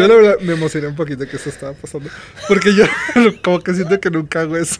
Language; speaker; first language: Spanish; native; Spanish